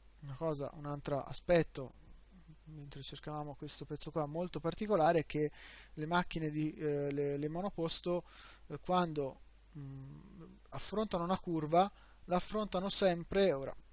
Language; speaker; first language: Italian; native; Italian